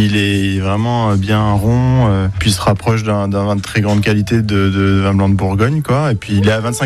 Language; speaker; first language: French; native; French